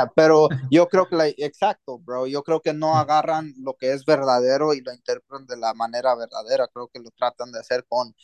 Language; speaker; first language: Spanish; early bilingual, heritage; Spanish